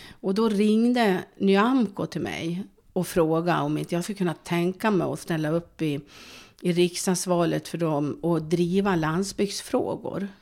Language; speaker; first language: Swedish; native; Swedish